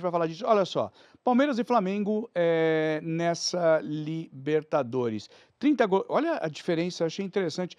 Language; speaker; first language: Portuguese; native; Portuguese